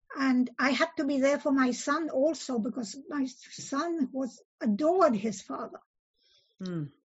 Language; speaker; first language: English; early bilingual, other home language; Polish